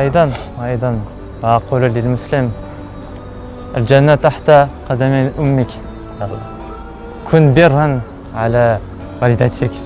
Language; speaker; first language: Arabic; non-native, learner; French